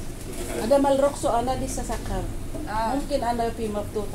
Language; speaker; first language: Arabic; non-native, learner; Filipino